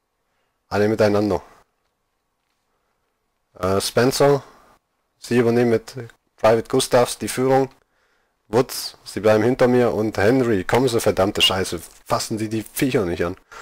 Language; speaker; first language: German; native; German